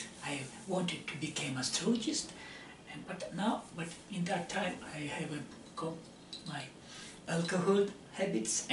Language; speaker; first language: English; non-native, learner; Russian